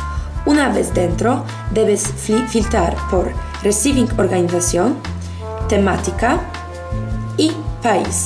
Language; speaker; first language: Spanish; non-native, fluent; Polish